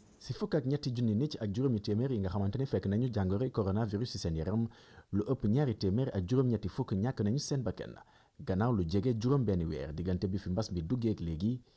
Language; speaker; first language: Wolof; native; Wolof